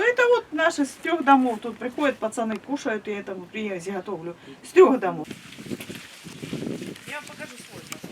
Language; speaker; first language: Russian; native; Russian